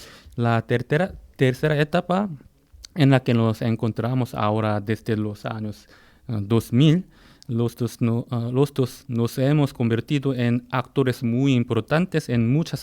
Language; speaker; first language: Spanish; non-native, fluent; Korean